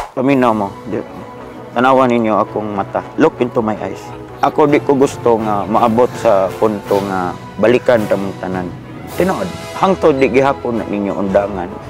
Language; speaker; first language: Cebuano; native; Cebuano